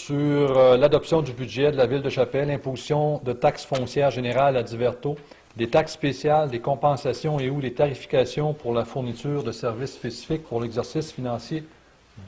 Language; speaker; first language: French; native; French